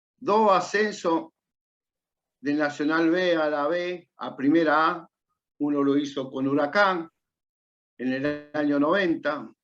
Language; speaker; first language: Spanish; native; Spanish